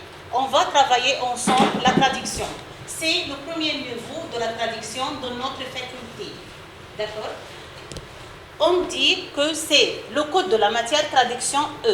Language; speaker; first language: French; non-native, fluent; Arabic